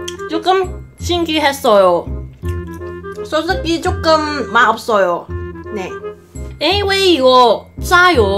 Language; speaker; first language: Korean; non-native, learner; Cantonese